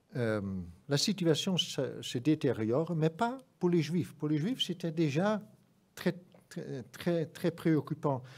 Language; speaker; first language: French; non-native, fluent; Dutch